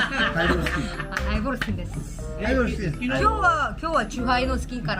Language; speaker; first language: Japanese; non-native, learner; Korean